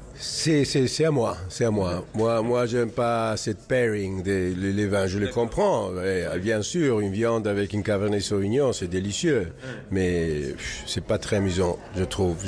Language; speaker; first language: French; non-native, fluent; Spanish